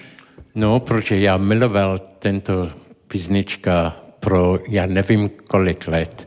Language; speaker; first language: Czech; non-native, learner; English